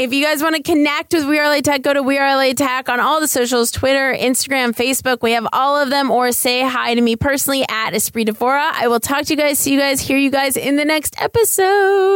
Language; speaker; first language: English; native; English